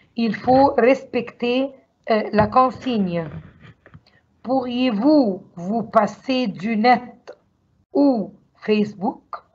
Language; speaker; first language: French; non-native, learner; Arabic